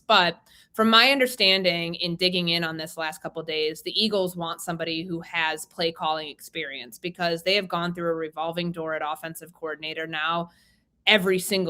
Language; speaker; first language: English; native; English